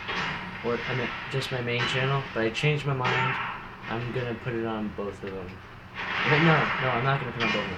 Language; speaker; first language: English; native; English